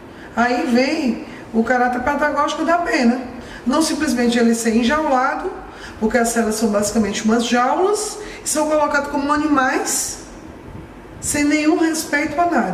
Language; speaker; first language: Portuguese; native; Portuguese